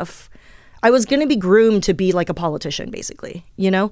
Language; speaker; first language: English; early bilingual, other home language; Chinese